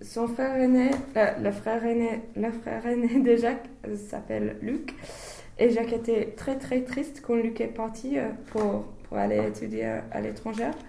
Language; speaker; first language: French; non-native, learner; English